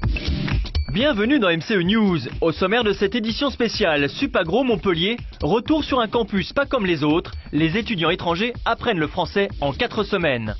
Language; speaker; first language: French; native; French